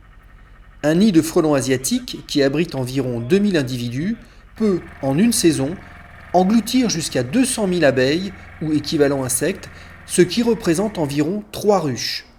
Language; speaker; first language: French; native; French